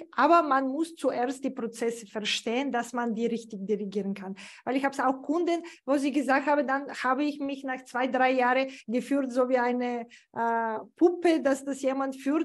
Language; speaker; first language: German; non-native, fluent; Bulgarian